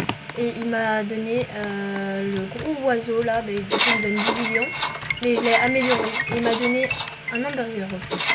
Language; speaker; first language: French; native; French